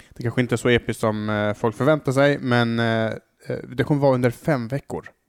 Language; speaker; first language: Swedish; early bilingual, other home language; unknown